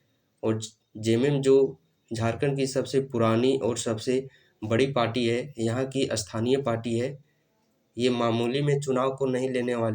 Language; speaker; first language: Hindi; native; Hindi